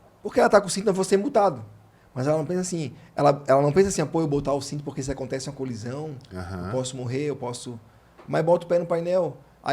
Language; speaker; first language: Portuguese; native; Portuguese